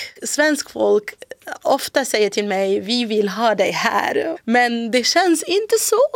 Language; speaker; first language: Swedish; non-native, local second language; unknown